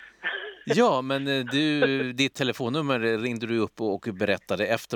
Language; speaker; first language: Swedish; native; Swedish